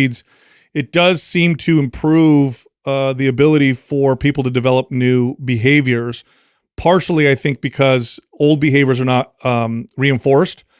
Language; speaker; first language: English; native; English